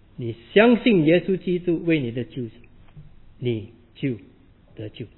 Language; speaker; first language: Chinese; non-native, learner; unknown